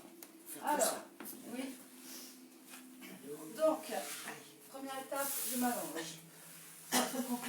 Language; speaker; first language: French; native; French